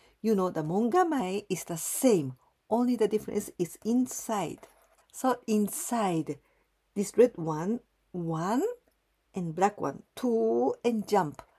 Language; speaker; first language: English; non-native, fluent; Japanese